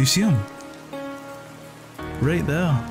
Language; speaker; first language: English; native; English